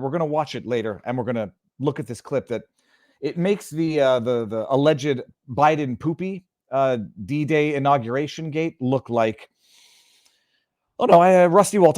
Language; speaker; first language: English; native; English